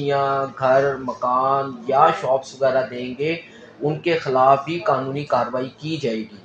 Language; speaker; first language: Urdu; non-native, local second language; Punjabi